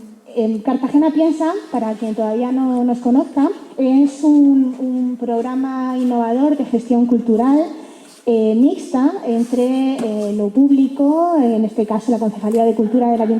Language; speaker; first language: Spanish; native; Spanish